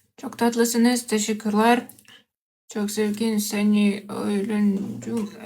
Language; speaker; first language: Turkish; non-native, learner; Russian